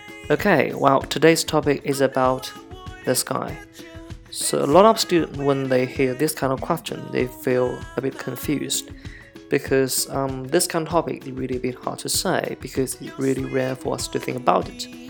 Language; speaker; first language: English; non-native, fluent; Chinese